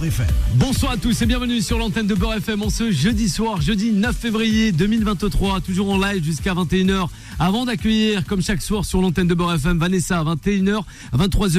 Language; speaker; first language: French; native; French